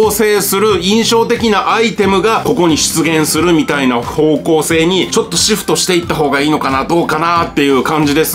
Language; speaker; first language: Japanese; native; Japanese